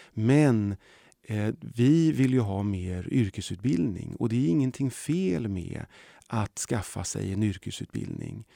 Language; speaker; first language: Swedish; early bilingual, other home language; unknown